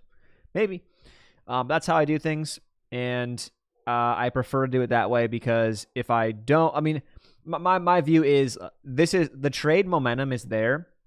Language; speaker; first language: English; native; English